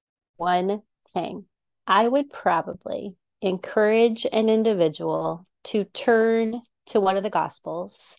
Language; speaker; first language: English; native; English